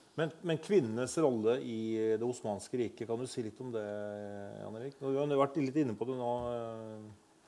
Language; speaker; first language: Norwegian; native; Norwegian